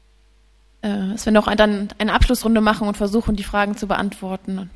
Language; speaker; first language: German; native; German